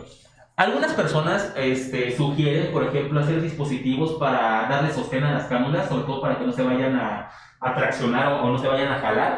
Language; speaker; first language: Spanish; native; Spanish